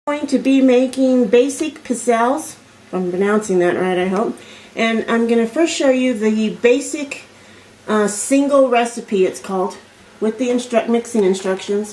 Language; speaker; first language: English; native; English